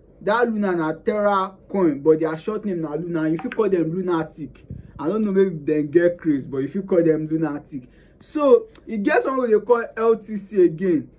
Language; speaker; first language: Nigerian Pidgin; non-native, local second language; Yoruba